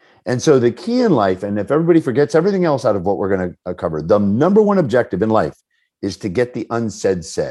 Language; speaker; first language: English; native; English